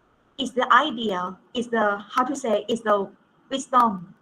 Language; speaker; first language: English; non-native, fluent; Thai